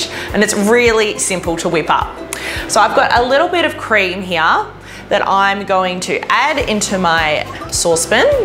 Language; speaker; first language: English; native; English